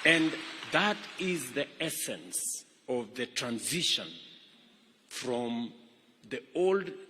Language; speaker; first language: English; non-native, local second language; Kalenjin